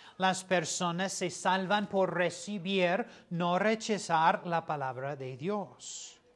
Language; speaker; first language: Spanish; non-native, fluent; English